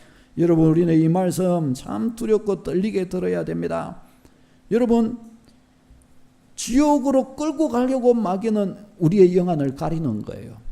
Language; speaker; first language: Korean; native; Korean